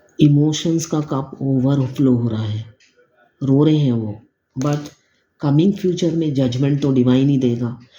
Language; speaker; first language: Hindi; native; Hindi